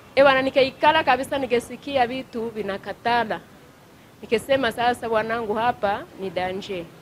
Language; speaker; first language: Swahili; non-native, local second language; Kinyarwanda